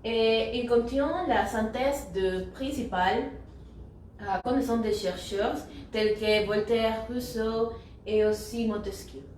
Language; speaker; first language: French; non-native, learner; Spanish